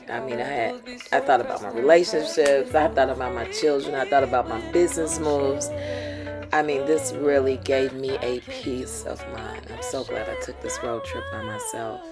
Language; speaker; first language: English; native; English